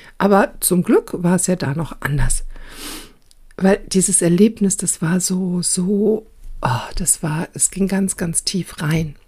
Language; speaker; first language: German; early bilingual, other home language; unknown